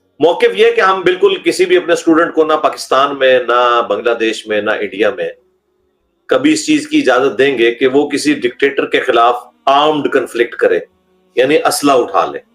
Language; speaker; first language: Urdu; non-native, local second language; Punjabi